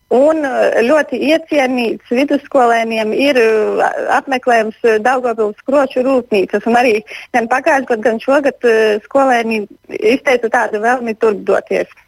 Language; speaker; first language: Latvian; native; Latvian